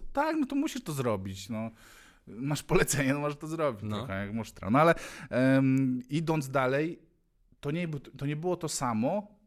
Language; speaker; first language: Polish; non-native, fluent; Mongolian